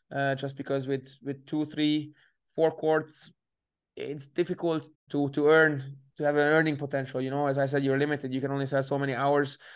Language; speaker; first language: English; native; English